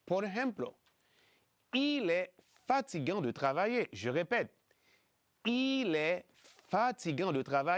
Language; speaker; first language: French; non-native, fluent; Spanish